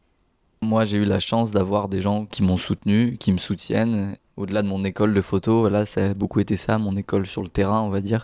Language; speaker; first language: French; native; French